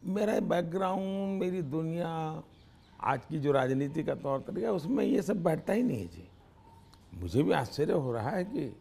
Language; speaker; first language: Hindi; non-native, local second language; Gujarati